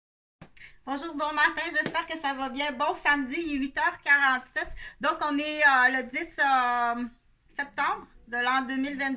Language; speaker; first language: French; native; French